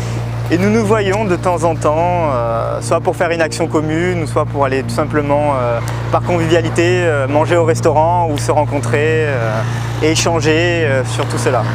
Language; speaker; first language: French; native; French